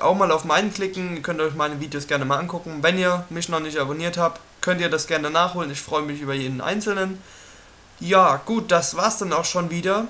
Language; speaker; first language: German; native; German